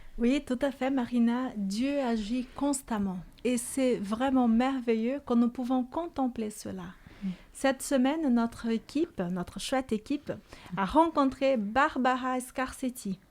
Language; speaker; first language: French; native; French